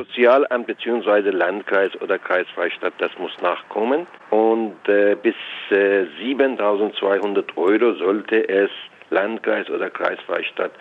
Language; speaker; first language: German; non-native, fluent; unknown